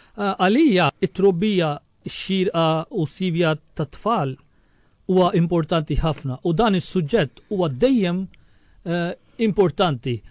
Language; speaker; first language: Maltese; non-native, fluent; Urdu